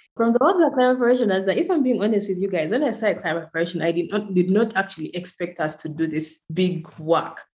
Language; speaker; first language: English; non-native, local second language; Ganda